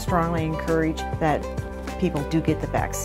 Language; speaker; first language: English; native; English